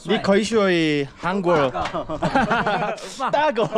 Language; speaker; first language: Chinese; non-native, learner; Korean